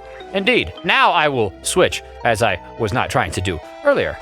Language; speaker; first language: English; native; English